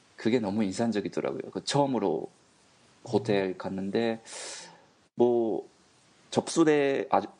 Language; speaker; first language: Korean; non-native, fluent; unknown